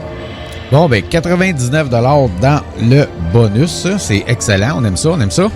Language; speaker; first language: French; native; French